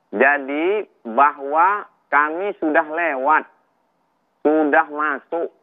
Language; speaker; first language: Indonesian; native; Indonesian